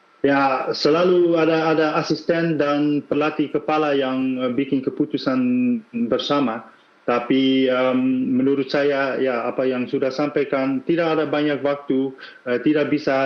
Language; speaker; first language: Indonesian; non-native, fluent; Dutch